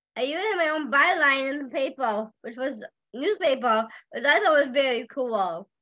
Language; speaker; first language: English; native; English